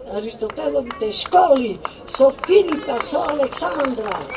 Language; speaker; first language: Macedonian; native; Macedonian